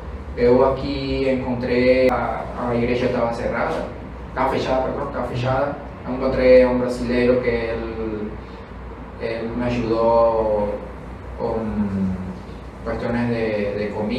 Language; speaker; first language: Portuguese; non-native, fluent; Spanish